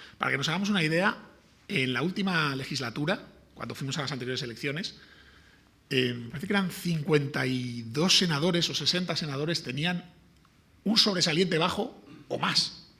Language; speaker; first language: Spanish; native; Spanish